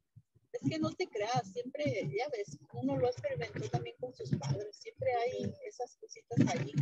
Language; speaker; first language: Spanish; native; Spanish